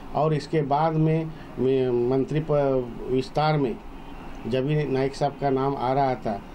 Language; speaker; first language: Hindi; non-native, local second language; Marathi